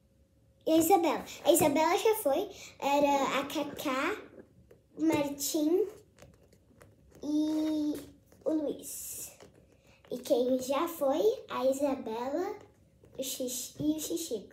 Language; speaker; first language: Portuguese; early bilingual, heritage; Portuguese